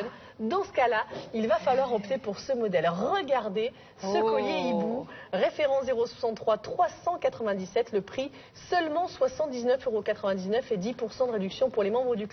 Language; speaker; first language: French; native; French